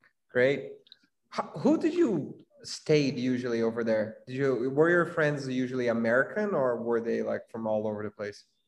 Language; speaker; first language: English; non-native, fluent; Portuguese